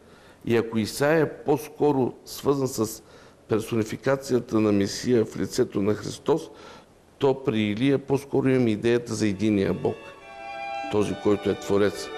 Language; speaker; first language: Bulgarian; native; Bulgarian